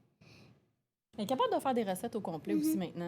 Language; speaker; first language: French; native; French